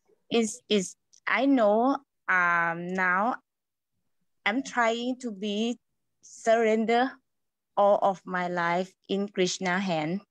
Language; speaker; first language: English; non-native, learner; Thai